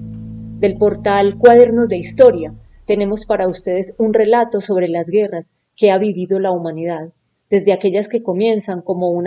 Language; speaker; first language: Spanish; native; Spanish